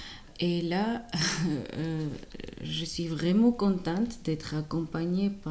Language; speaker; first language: French; non-native, fluent; Armenian